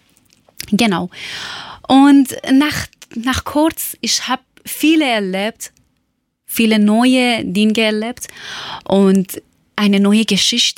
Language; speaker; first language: German; non-native, learner; Persian